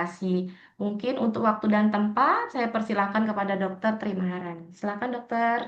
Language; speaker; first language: Indonesian; native; Indonesian